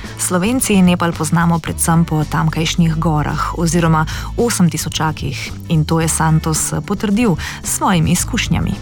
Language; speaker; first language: Slovenian; native; Slovenian